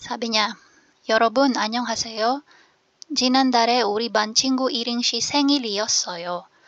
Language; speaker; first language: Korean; non-native, fluent; Filipino